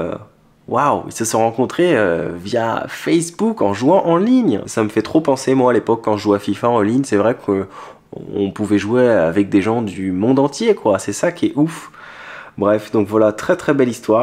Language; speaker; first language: French; native; French